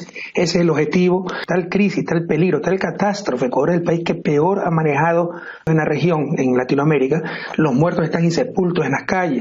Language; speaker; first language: Spanish; native; Spanish